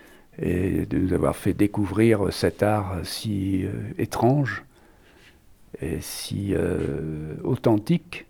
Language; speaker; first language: French; native; French